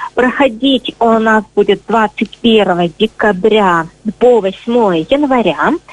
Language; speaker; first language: Russian; native; Russian